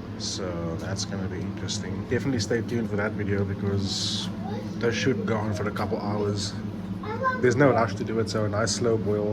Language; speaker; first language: English; native; English